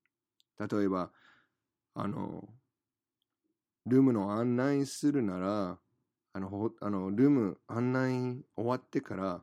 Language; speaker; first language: Japanese; non-native, fluent; English